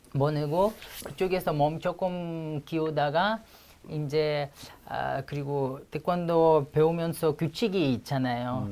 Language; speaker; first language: Korean; non-native, fluent; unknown